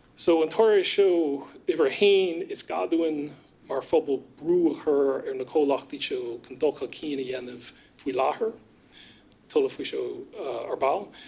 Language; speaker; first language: Irish; non-native, fluent; English